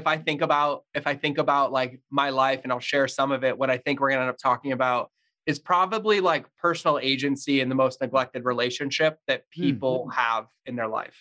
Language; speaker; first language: English; native; English